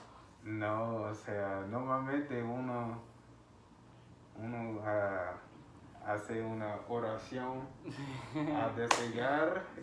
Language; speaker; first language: Spanish; non-native, fluent; English